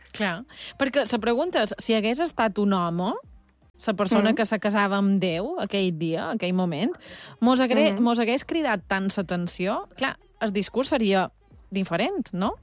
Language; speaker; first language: Catalan; native; Catalan